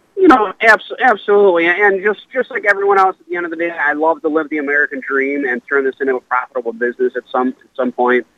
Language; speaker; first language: English; native; English